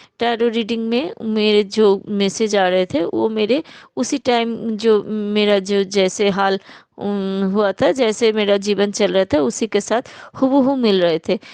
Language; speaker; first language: Hindi; non-native, local second language; Bangla